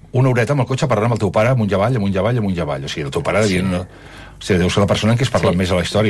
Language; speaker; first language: Catalan; native; Catalan